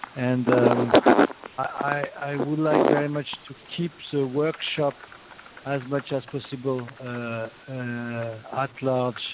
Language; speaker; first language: English; non-native, fluent; French